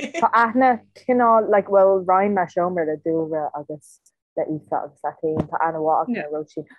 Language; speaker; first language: Irish; non-native, local second language; English